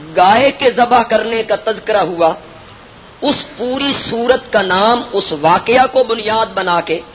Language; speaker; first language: Urdu; non-native, local second language; Punjabi